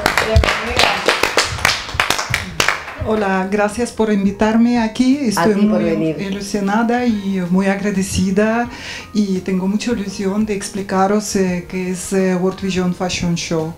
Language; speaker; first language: Spanish; non-native, fluent; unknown